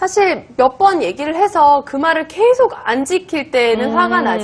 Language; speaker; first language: Korean; native; Korean